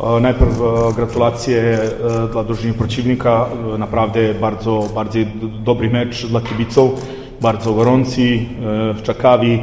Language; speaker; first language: Polish; non-native, fluent; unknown